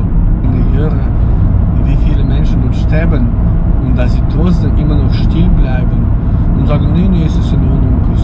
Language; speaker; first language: German; non-native, fluent; Ukrainian